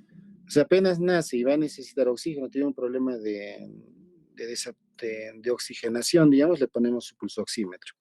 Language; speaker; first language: Spanish; native; Spanish